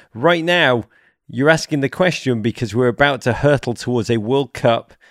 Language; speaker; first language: English; native; English